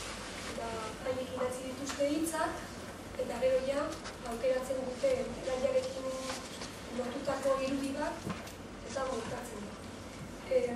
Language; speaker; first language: Basque; non-native, local second language; Spanish